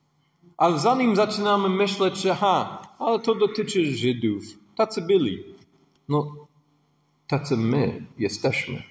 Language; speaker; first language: Polish; non-native, fluent; English